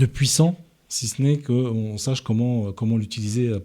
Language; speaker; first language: French; native; French